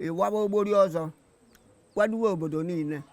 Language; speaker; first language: Igbo; native; Igbo